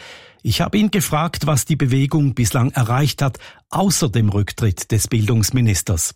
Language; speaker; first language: German; native; German